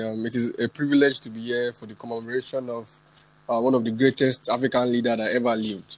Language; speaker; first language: English; non-native, local second language; Yoruba